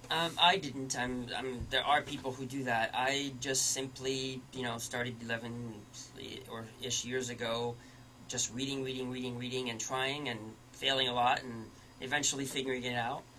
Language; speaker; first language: English; early bilingual, other home language; French